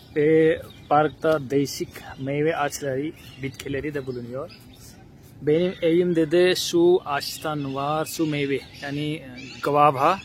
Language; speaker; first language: Turkish; non-native, fluent; Hindi